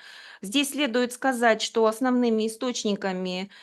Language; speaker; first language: Russian; native; Russian